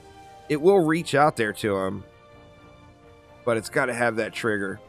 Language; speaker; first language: English; native; English